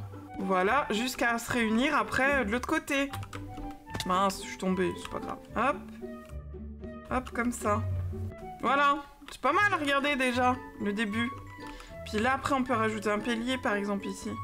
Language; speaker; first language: French; native; French